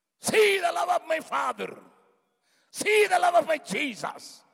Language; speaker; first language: English; non-native, local second language; Tamil